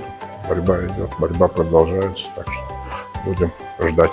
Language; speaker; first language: Russian; native; Russian